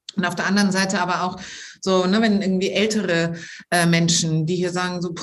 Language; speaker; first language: German; native; German